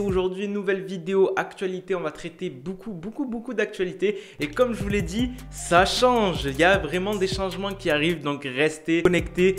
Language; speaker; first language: French; native; French